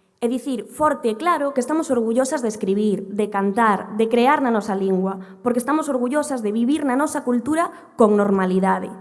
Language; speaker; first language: Galician; native; Galician